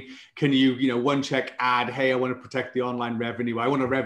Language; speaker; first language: English; native; English